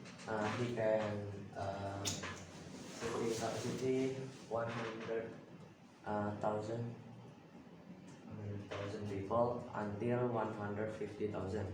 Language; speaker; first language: English; non-native, learner; Indonesian